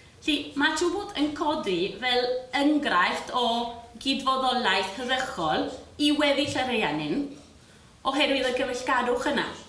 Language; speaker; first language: Welsh; non-native, fluent; Spanish